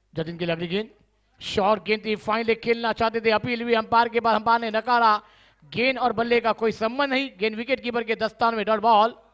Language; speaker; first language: Hindi; non-native, local second language; Marathi